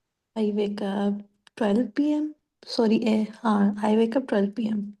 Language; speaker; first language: English; non-native, learner; Urdu